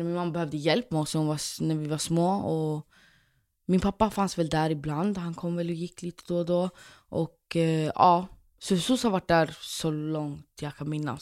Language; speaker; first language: Swedish; native; Swedish